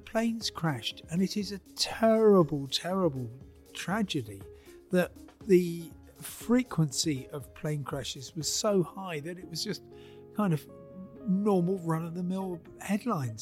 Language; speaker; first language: English; native; English